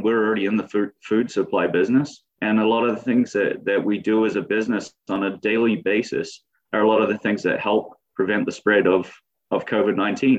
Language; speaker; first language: English; native; English